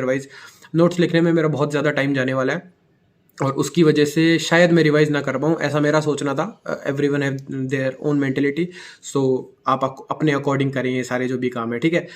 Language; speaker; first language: Hindi; native; Hindi